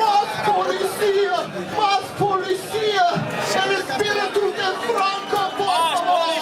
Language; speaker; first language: Spanish; non-native, learner; English